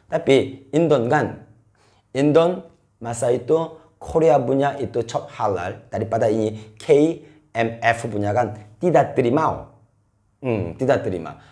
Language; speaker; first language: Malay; non-native, fluent; Korean